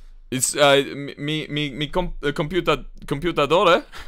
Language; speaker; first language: Spanish; non-native, learner; English